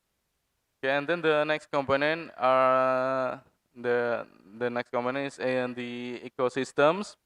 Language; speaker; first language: English; non-native, fluent; Indonesian